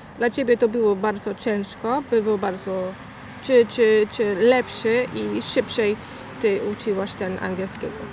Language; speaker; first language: Polish; non-native, learner; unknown